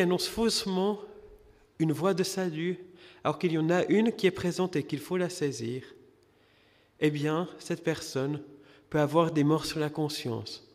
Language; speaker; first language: French; native; French